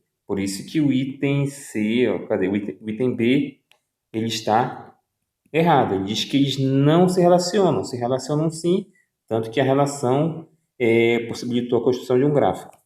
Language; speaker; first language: Portuguese; native; Portuguese